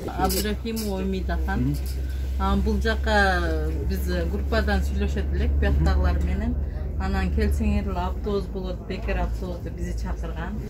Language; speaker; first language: Kyrgyz; native; Kyrgyz